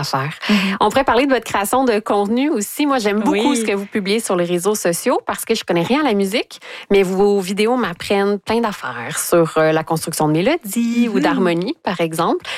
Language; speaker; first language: French; native; French